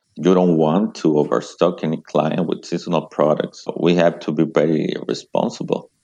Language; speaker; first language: English; non-native, fluent; Spanish